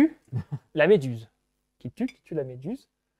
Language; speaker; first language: French; native; French